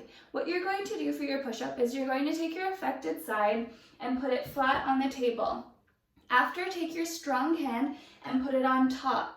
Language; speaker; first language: English; native; English